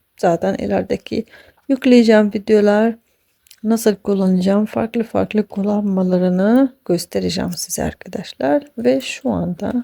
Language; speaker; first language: Turkish; non-native, fluent; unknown